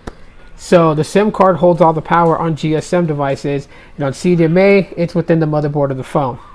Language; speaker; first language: English; native; English